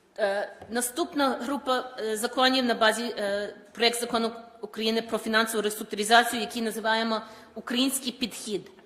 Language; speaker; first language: Ukrainian; early bilingual, heritage; Ukrainian